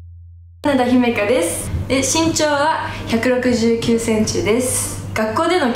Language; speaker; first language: Japanese; native; Japanese